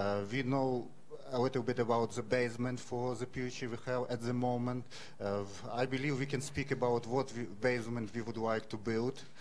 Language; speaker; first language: English; non-native, fluent; Ukrainian